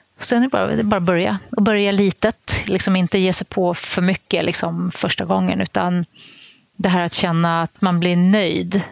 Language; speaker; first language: Swedish; native; Swedish